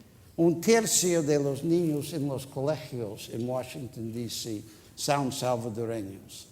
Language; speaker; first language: Spanish; non-native, fluent; English